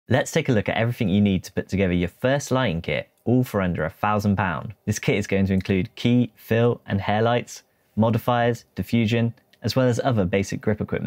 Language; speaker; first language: English; native; English